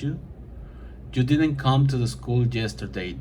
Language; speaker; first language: English; non-native, fluent; Spanish